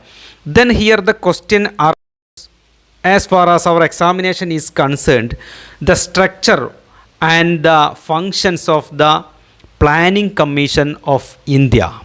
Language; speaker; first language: English; non-native, local second language; Malayalam